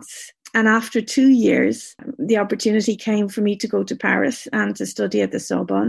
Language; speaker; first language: English; native; English